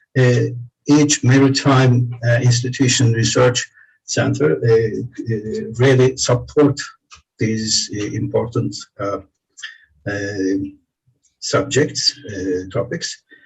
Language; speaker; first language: English; non-native, fluent; Turkish